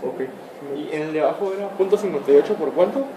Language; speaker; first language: Spanish; native; Spanish